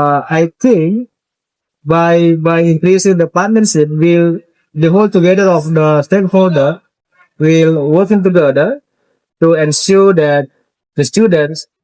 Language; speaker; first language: English; non-native, fluent; Indonesian